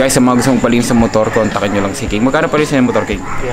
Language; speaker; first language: Filipino; native; Filipino